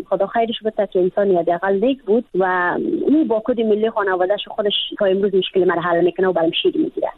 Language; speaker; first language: Persian; native; Persian